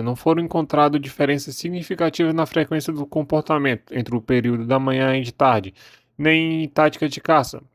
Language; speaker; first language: Portuguese; native; Portuguese